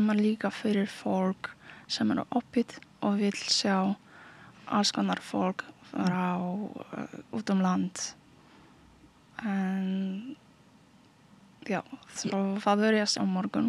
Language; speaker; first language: Icelandic; non-native, learner; Polish